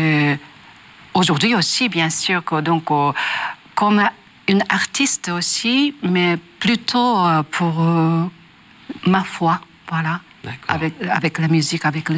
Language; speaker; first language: French; non-native, learner; Japanese